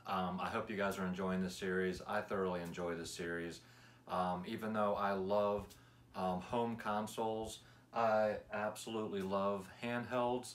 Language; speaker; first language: English; native; English